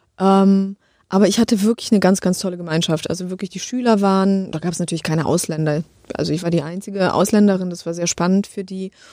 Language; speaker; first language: German; early bilingual, other home language; Polish